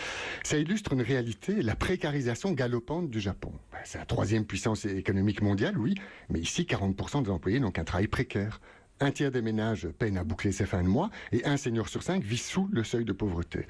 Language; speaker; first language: French; native; French